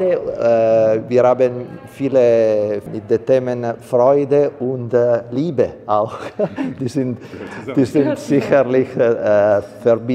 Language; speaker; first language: German; non-native, learner; Italian